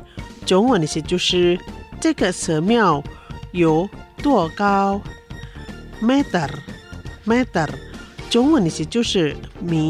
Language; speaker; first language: Chinese; non-native, fluent; Indonesian